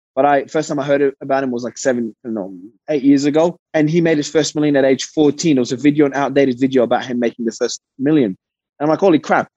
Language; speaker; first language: English; early bilingual, other home language; Arabic